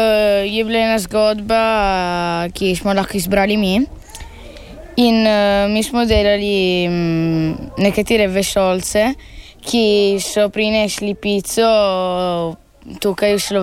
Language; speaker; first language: Slovenian; early bilingual, heritage; Italian